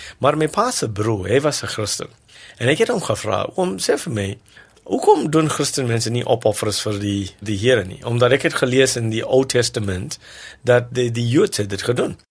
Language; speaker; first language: Afrikaans; non-native, local second language; English